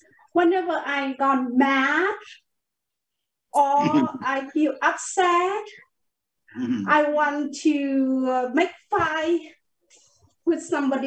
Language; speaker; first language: English; non-native, learner; Vietnamese